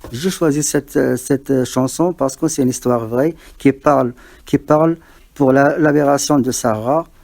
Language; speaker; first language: French; non-native, learner; Arabic